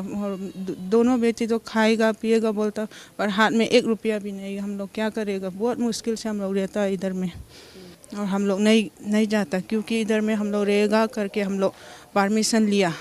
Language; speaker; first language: Hindi; non-native, local second language; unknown